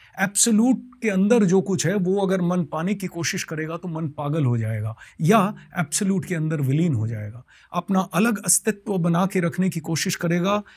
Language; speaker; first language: Hindi; non-native, local second language; Bangla